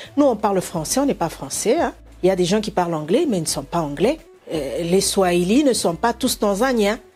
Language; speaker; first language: French; non-native, local second language; Bemba